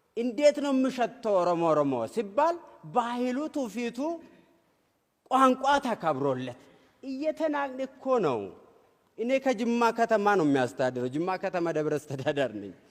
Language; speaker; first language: Amharic; non-native, local second language; Oromo